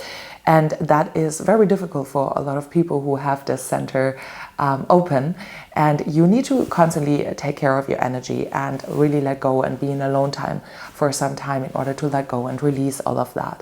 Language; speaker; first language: English; non-native, fluent; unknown